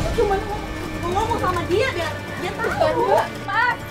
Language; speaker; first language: Indonesian; native; Indonesian